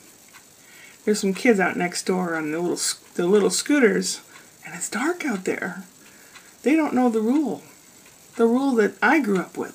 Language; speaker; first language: English; native; English